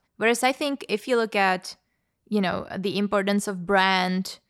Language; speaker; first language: English; non-native, fluent; Czech